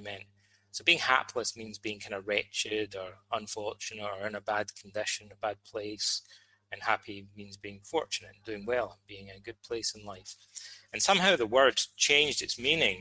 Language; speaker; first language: English; native; English